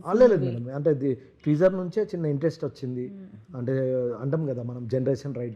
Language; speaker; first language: Telugu; native; Telugu